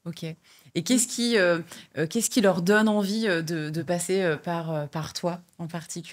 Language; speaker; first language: French; native; French